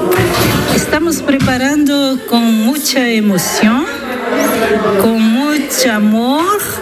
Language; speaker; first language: Spanish; non-native, learner; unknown